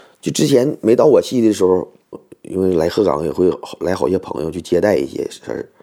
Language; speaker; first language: Chinese; native; Chinese